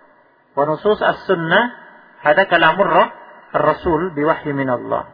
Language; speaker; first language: Arabic; non-native, fluent; Indonesian